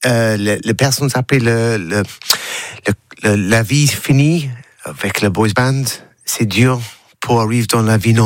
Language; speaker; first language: French; non-native, learner; English